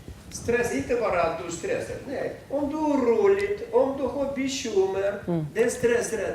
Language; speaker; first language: Swedish; non-native, fluent; Russian